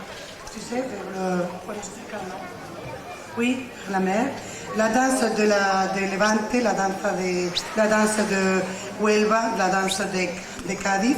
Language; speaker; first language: French; non-native, learner; Spanish